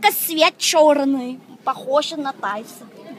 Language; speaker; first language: Russian; non-native, learner; Thai